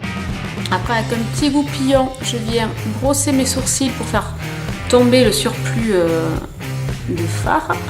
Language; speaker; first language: French; native; French